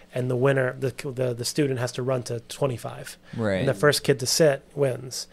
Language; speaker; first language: English; native; English